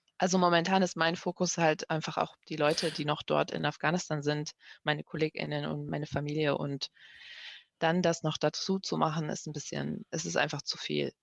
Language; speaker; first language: German; early bilingual, other home language; Persian